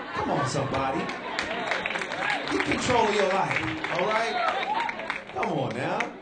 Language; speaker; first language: English; native; English